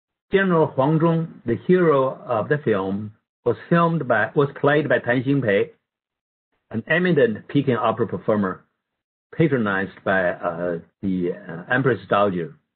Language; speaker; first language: English; non-native, fluent; Chinese